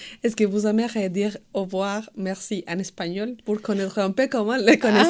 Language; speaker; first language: French; non-native, fluent; Spanish